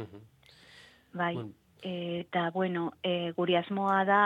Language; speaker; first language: Basque; non-native, learner; Spanish